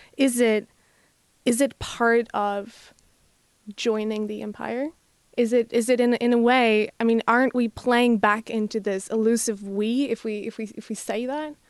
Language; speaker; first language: English; non-native, fluent; Slovak